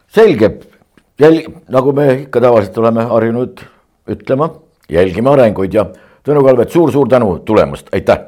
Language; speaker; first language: Estonian; native; Estonian